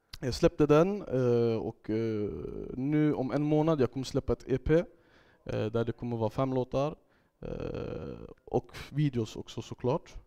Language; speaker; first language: Swedish; early bilingual, other home language; Kurdish